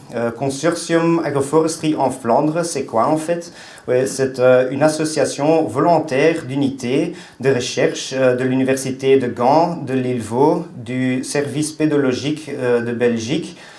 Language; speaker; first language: French; non-native, local second language; Dutch